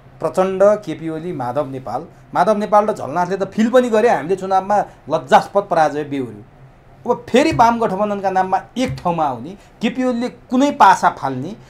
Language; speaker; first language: Nepali; native; Nepali